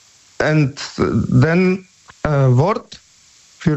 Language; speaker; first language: German; non-native, learner; Polish